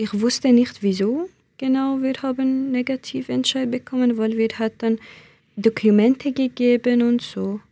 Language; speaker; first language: German; non-native, learner; Central Kurdish